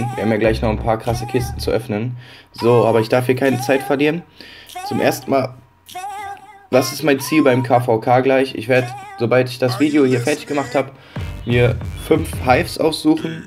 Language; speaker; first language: German; native; German